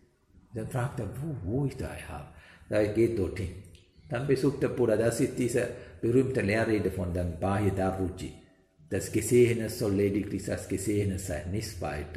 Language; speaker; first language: German; non-native, learner; Sinhala